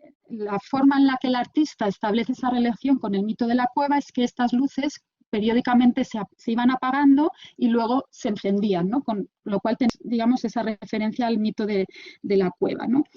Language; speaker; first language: Spanish; native; Spanish